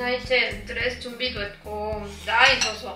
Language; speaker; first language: Korean; non-native, learner; Spanish